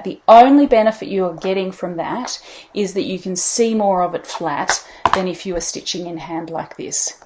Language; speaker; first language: English; native; English